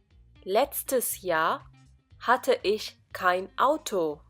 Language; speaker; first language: German; non-native, fluent; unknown